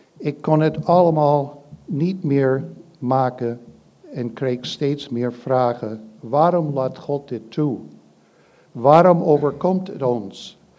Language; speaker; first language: Dutch; non-native, fluent; English